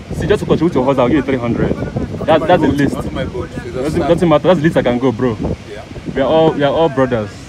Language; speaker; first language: English; non-native, local second language; Igbo